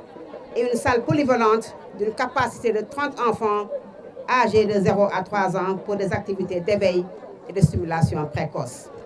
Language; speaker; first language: French; non-native, local second language; Wolof